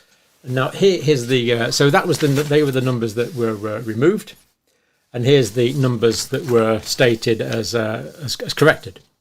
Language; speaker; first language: English; native; English